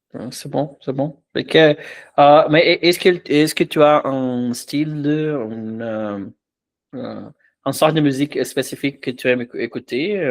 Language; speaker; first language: French; non-native, fluent; Portuguese